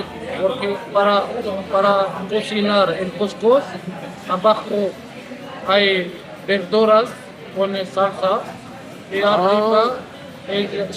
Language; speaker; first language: Spanish; non-native, learner; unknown